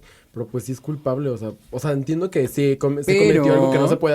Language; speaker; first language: Spanish; native; Spanish